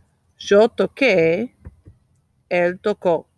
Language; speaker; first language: Spanish; non-native, fluent; English